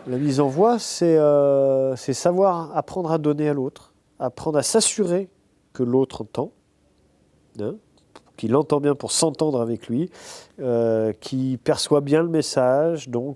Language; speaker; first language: French; native; French